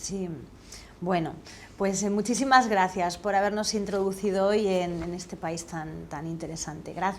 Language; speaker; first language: Spanish; native; Spanish